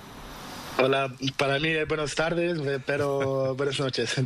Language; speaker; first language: Spanish; non-native, learner; Portuguese